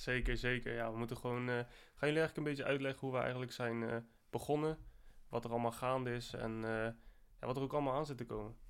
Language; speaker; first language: Dutch; native; Dutch